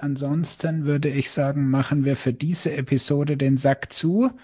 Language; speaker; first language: German; native; German